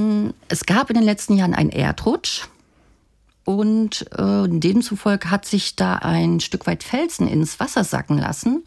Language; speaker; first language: German; native; German